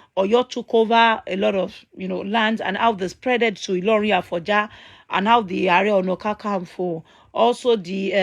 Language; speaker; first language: English; non-native, local second language; Yoruba